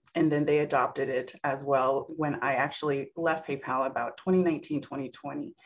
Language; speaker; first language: English; native; English